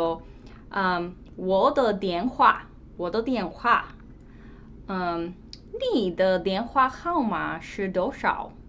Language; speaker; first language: Chinese; non-native, learner; English